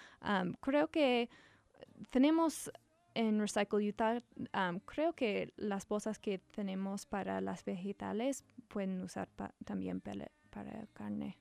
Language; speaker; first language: Spanish; non-native, learner; English